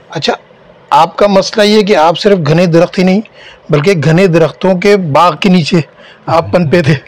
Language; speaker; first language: Urdu; native; Urdu